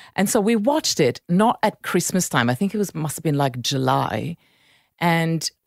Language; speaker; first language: English; non-native, fluent; Italian